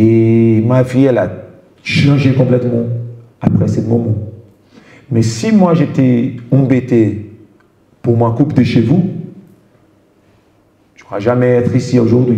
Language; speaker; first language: French; non-native, fluent; Portuguese